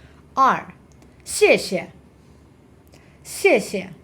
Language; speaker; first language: Chinese; non-native, fluent; Persian